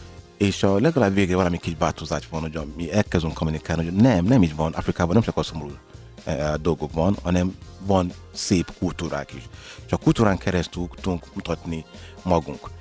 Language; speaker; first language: Hungarian; non-native, learner; Yoruba